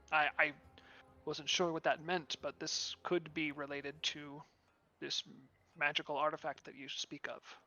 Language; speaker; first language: English; native; English